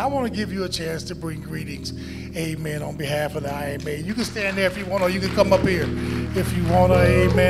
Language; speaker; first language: English; native; English